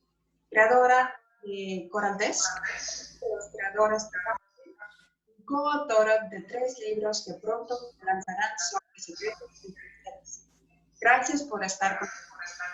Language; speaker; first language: Spanish; non-native, fluent; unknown